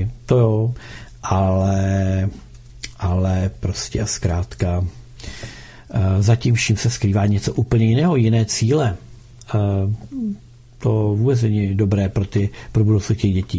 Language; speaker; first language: Czech; native; Czech